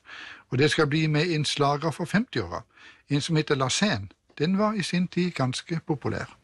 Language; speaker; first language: Norwegian; native; Norwegian